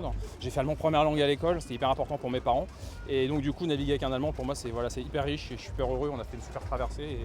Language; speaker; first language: French; native; French